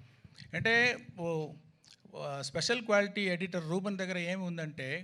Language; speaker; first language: Telugu; non-native, fluent; Tamil